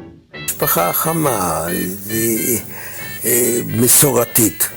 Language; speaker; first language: Hebrew; non-native, fluent; German